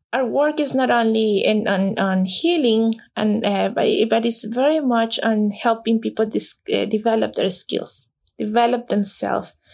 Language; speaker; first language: English; non-native, fluent; Spanish